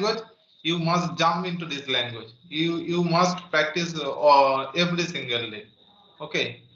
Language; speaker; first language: English; non-native, learner; Bangla